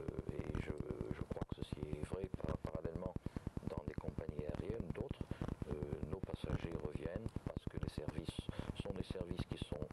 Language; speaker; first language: French; native; French